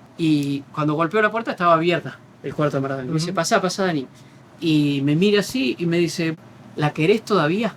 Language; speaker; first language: Spanish; native; Spanish